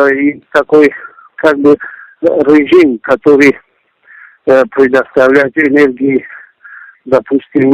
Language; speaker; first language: Russian; non-native, local second language; Tajik